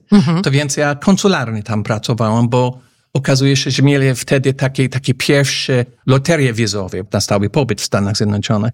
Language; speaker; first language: Polish; non-native, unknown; English